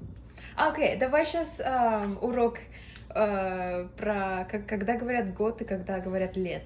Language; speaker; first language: Russian; early bilingual, heritage; Russian